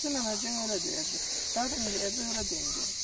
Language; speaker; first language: Turkish; native; Turkish